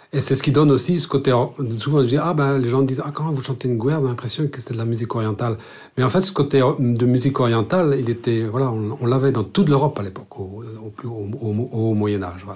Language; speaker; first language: French; non-native, local second language; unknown